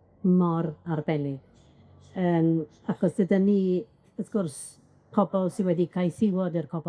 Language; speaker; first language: Welsh; native; Welsh